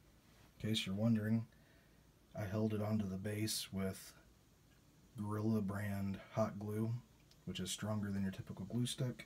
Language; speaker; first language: English; native; English